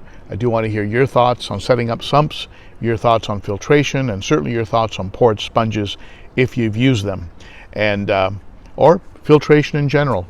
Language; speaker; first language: English; native; English